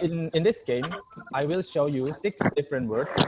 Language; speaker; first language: English; non-native, fluent; Indonesian